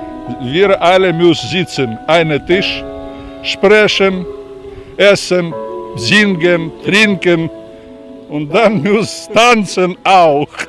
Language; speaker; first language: German; non-native, learner; Russian